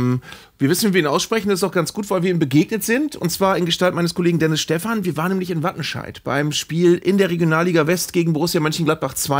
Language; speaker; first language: German; native; German